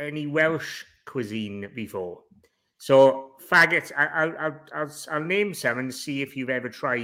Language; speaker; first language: English; native; English